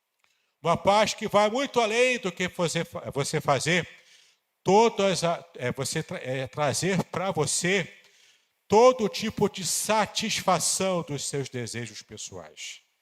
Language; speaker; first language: Portuguese; native; Portuguese